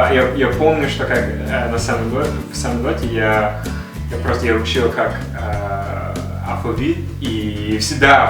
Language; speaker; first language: Russian; non-native, learner; English